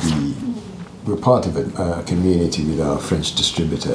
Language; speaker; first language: English; non-native, local second language; Ganda